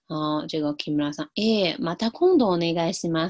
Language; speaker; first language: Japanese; non-native, fluent; Chinese